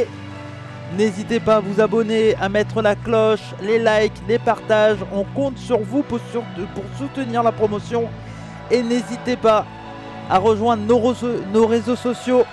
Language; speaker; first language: French; native; French